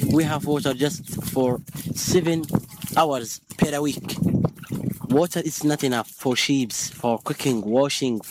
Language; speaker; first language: English; non-native, fluent; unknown